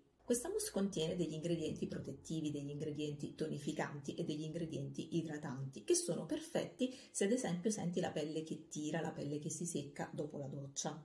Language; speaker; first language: Italian; native; Italian